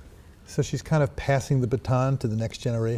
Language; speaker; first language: English; native; English